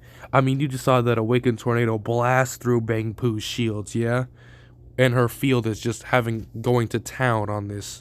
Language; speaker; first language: English; native; English